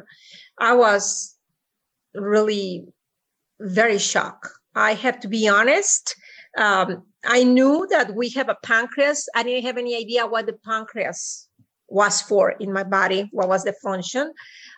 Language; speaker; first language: English; non-native, fluent; Spanish